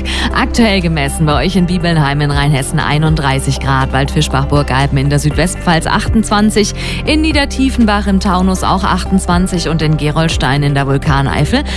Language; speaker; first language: German; native; German